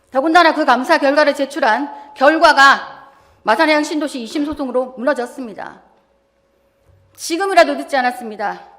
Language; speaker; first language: Korean; native; Korean